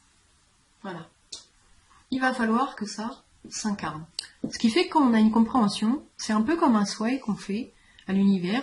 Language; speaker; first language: French; native; French